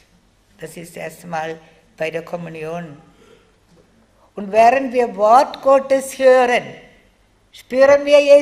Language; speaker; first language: German; non-native, fluent; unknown